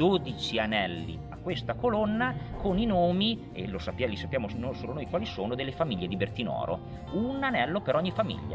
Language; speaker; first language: Italian; native; Italian